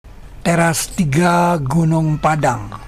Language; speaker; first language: Indonesian; native; Indonesian